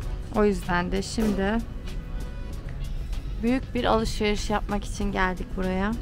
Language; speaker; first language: Turkish; early bilingual, heritage; Turkish